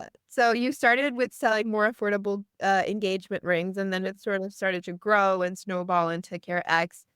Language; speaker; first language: English; native; English